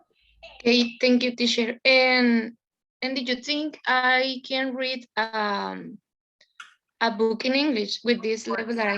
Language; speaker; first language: English; non-native, learner; Spanish